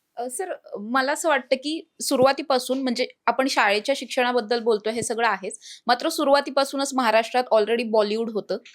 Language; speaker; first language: Marathi; native; Marathi